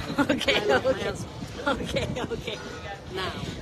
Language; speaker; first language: English; non-native, learner; Thai